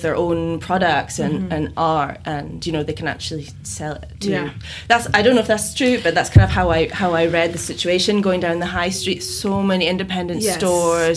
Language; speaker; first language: English; native; English